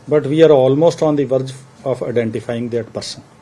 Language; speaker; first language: English; non-native, local second language; Punjabi